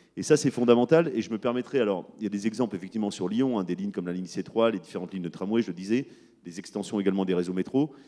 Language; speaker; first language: French; native; French